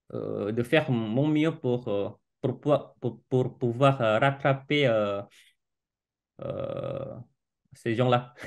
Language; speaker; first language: French; non-native, fluent; Indonesian